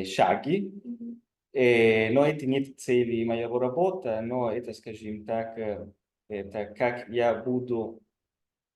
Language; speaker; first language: Russian; non-native, fluent; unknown